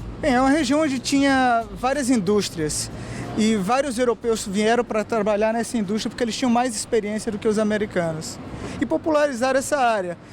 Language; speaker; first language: Portuguese; native; Portuguese